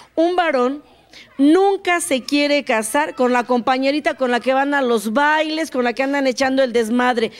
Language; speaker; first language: Spanish; native; Spanish